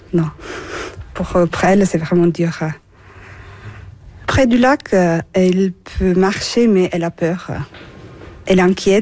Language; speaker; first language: French; non-native, fluent; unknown